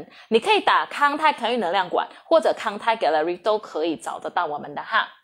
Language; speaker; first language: Chinese; native; Chinese